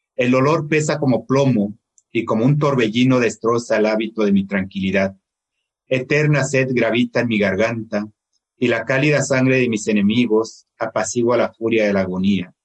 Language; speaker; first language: Spanish; non-native, local second language; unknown